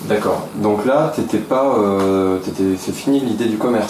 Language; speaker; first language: French; native; French